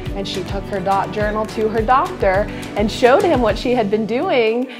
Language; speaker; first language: English; native; English